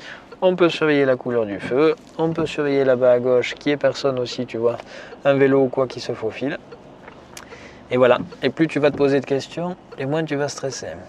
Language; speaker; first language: French; native; French